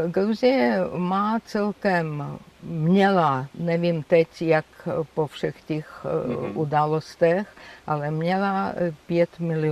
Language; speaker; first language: Czech; non-native, fluent; Georgian